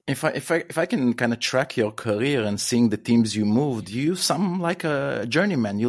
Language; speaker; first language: English; non-native, fluent; Hebrew